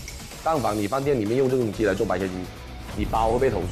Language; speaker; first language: Chinese; non-native, local second language; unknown